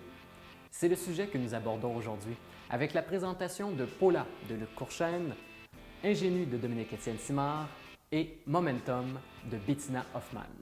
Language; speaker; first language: French; native; French